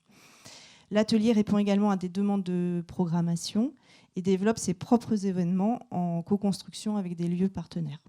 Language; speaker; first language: French; native; French